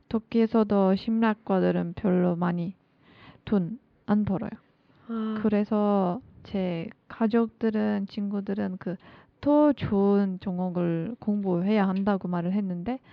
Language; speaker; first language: Korean; non-native, learner; Turkish